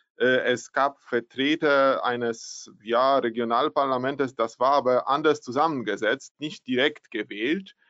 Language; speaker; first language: German; non-native, fluent; Polish